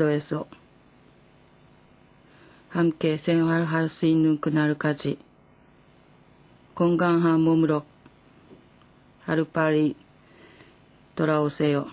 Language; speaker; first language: Korean; non-native, learner; Japanese